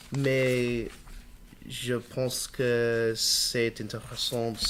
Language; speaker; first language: French; non-native, learner; English